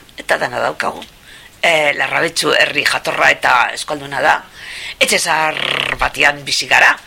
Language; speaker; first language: Basque; non-native, local second language; Spanish